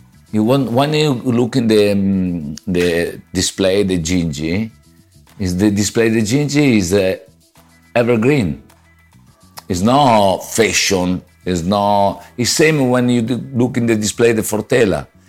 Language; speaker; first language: English; non-native, learner; Italian